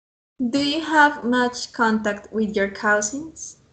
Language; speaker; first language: English; non-native, fluent; Spanish